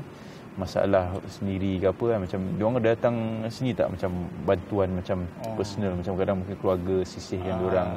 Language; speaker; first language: Malay; native; Malay